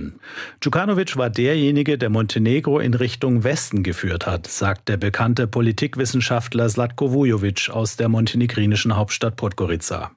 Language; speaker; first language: German; native; German